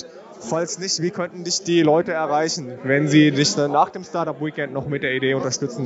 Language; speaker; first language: German; native; German